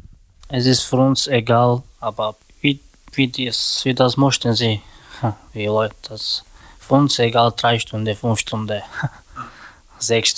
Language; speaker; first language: German; non-native, learner; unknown